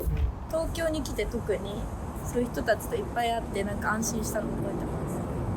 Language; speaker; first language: Japanese; native; Japanese